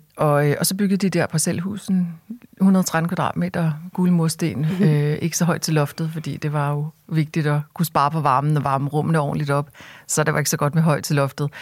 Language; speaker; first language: Danish; early bilingual, other home language; Korean